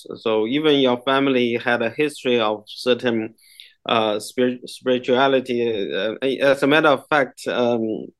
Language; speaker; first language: English; non-native, fluent; Chinese